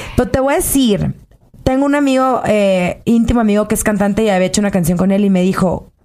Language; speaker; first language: Spanish; native; Spanish